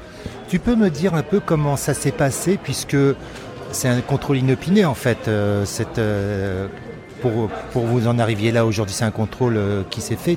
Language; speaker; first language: French; native; French